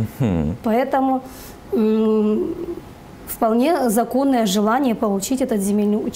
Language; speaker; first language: Russian; native; Russian